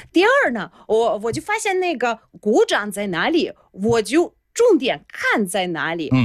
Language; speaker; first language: Chinese; non-native, fluent; Russian